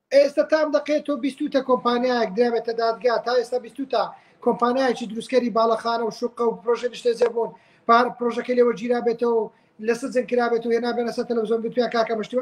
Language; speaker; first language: Central Kurdish; native; Central Kurdish